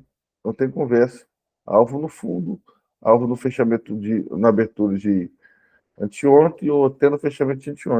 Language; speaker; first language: Portuguese; native; Portuguese